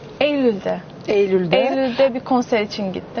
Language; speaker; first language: Turkish; early bilingual, heritage; Turkish